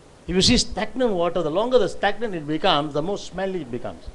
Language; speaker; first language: English; non-native, local second language; Tamil